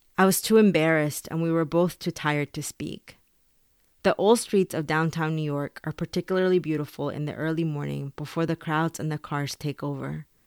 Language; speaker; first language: English; early bilingual, other home language; Spanish